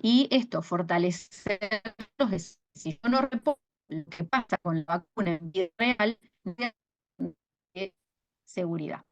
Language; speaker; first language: Spanish; native; Spanish